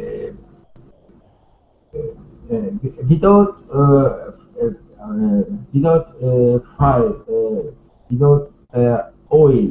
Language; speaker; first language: English; non-native, learner; Turkish